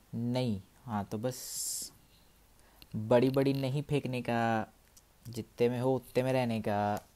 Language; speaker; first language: Hindi; native; Hindi